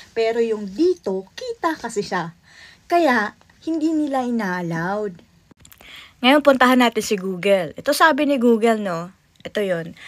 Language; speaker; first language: Filipino; native; Filipino